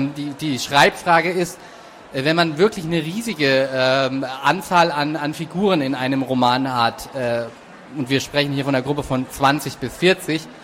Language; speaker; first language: German; native; German